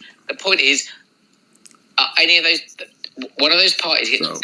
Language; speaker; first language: English; native; English